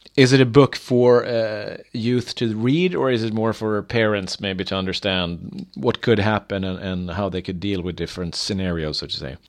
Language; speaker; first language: English; non-native, fluent; Swedish